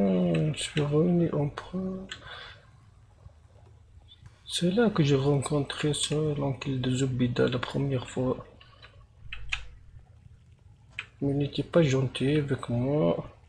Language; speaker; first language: French; non-native, learner; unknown